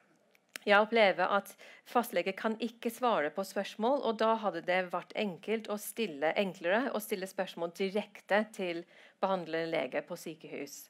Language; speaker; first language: Norwegian; non-native, fluent; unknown